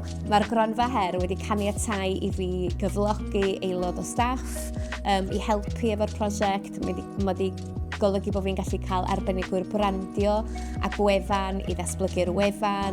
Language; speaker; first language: Welsh; native; Welsh